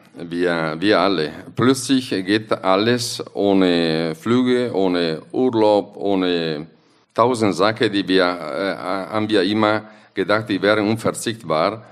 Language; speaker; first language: German; non-native, fluent; Italian